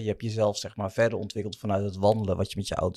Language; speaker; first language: Dutch; native; Dutch